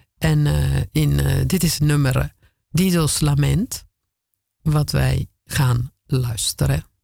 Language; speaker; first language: Dutch; non-native, fluent; Italian